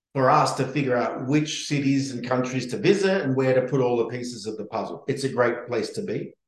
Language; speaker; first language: English; native; English